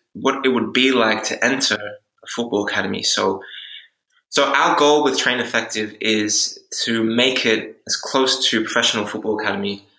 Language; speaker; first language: English; native; English